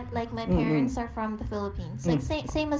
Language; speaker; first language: English; early bilingual, other home language; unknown